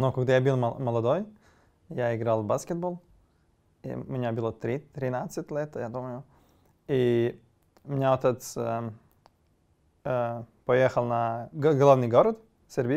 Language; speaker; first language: Russian; non-native, learner; Serbian